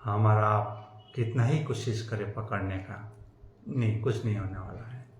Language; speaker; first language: Hindi; non-native, local second language; Bangla